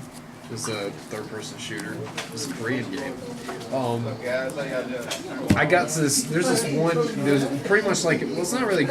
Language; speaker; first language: English; native; English